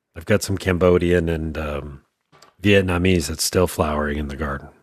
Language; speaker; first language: English; native; English